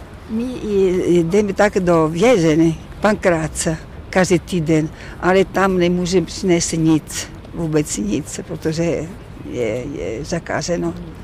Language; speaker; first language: Czech; non-native, learner; Italian